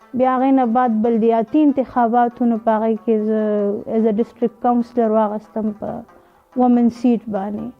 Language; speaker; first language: Pashto; non-native, local second language; Urdu